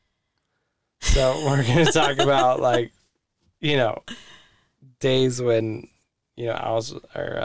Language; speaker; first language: English; native; English